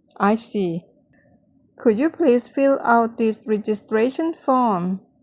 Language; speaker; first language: English; non-native, fluent; Thai